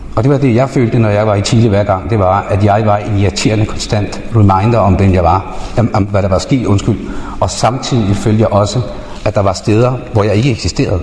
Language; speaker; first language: Danish; early bilingual, other home language; Spanish